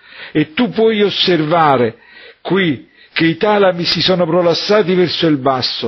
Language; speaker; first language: Italian; native; Italian